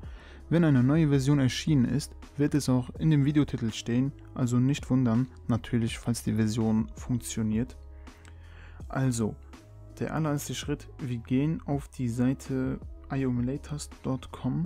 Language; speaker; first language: German; native; German